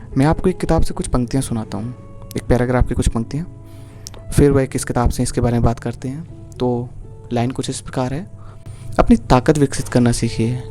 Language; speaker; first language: Hindi; native; Hindi